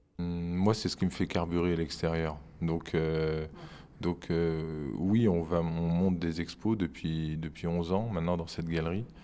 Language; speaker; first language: French; native; French